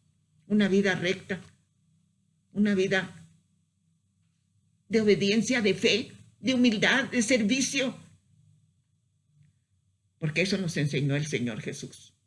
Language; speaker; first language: Spanish; native; Spanish